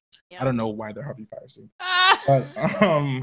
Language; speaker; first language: English; native; English